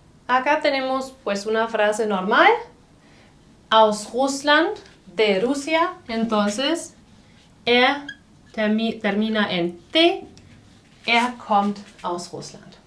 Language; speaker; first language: Spanish; non-native, fluent; German